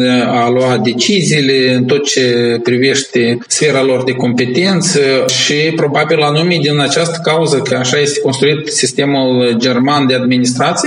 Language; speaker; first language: Romanian; native; Romanian